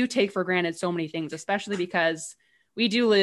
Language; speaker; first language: English; native; English